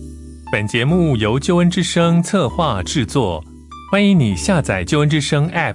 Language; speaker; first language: Chinese; native; Chinese